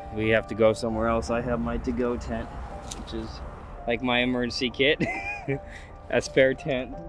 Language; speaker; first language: English; native; English